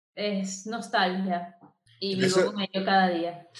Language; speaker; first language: Spanish; native; Spanish